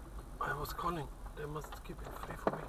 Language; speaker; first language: English; non-native, learner; German